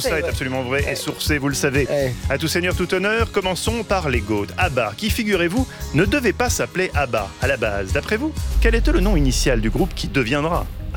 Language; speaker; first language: French; native; French